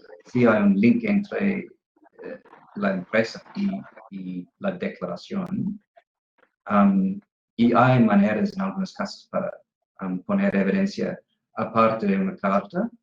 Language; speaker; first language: Spanish; non-native, fluent; English